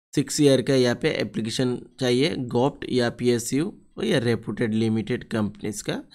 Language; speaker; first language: Hindi; non-native, local second language; Bangla